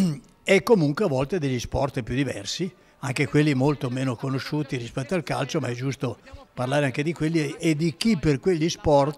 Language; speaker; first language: Italian; native; Italian